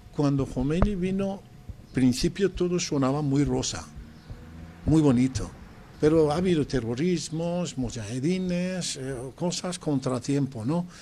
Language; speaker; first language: Spanish; non-native, fluent; Persian